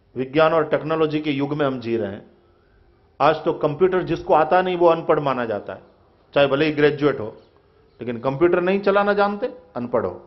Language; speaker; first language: Hindi; non-native, local second language; Gujarati